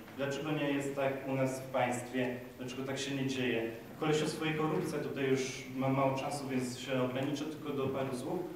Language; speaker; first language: Polish; native; Polish